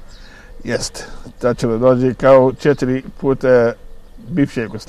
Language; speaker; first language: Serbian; non-native, fluent; Arabic